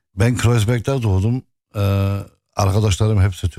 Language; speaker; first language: Turkish; non-native, fluent; Arabic